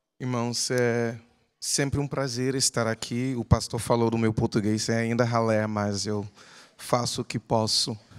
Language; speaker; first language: Portuguese; non-native, fluent; English